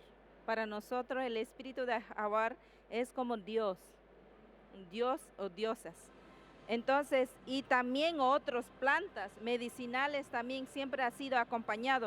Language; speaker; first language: Spanish; non-native, local second language; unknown